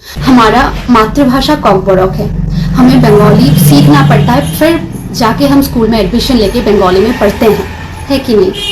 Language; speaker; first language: Hindi; non-native, local second language; Kok Borok